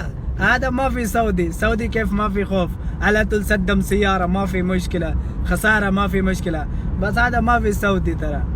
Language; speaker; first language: Arabic; non-native, learner; Hindi